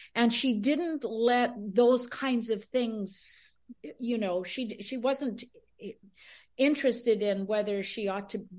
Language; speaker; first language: English; early bilingual, other home language; Spanish